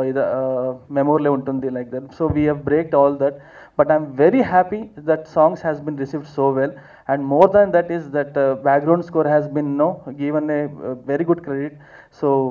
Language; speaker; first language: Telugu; non-native, learner; Kannada